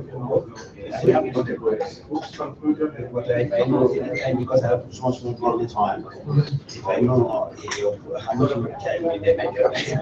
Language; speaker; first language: English; non-native, learner; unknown